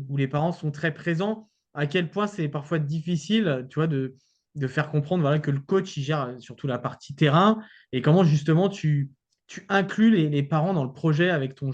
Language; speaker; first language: French; native; French